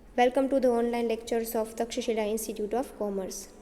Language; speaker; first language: English; non-native, local second language; Gujarati